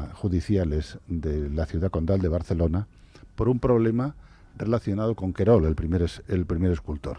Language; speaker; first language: Spanish; native; Spanish